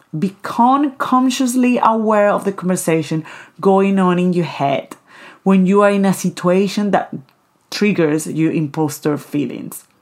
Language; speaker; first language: English; non-native, fluent; Spanish